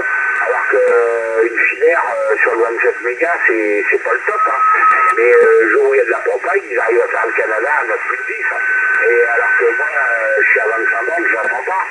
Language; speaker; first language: French; native; French